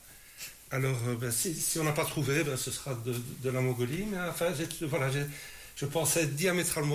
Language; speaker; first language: French; native; French